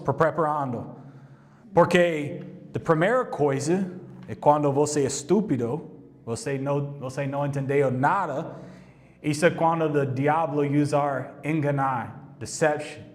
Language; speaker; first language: Portuguese; non-native, learner; English